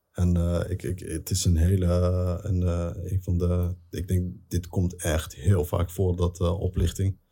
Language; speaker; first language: Dutch; early bilingual, other home language; Arabic